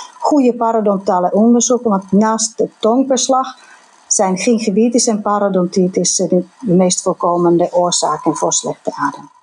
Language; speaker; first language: Dutch; non-native, fluent; Finnish